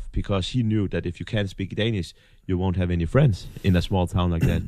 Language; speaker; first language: English; non-native, fluent; Danish